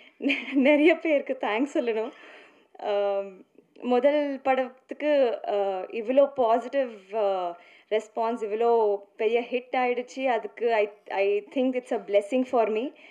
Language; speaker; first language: Tamil; non-native, learner; Telugu